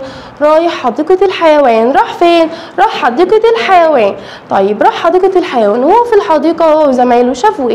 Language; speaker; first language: Arabic; native; Arabic